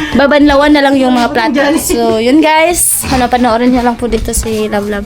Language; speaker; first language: Filipino; non-native, local second language; Cebuano